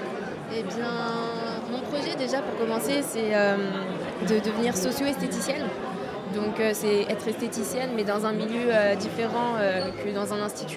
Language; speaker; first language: French; native; French